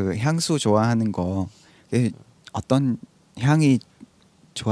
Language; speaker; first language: Korean; non-native, learner; Vietnamese